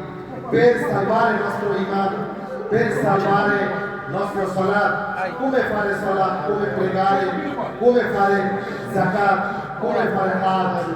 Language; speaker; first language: Italian; non-native, learner; Bangla